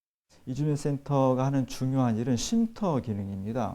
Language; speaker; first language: Korean; native; Korean